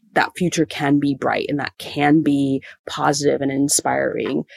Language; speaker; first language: English; native; English